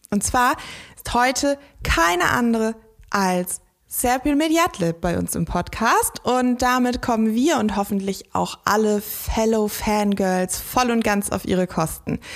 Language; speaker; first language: German; native; German